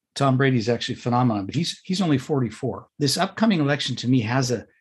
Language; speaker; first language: English; native; English